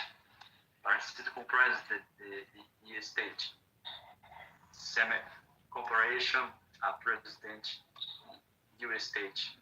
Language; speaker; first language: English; non-native, learner; Portuguese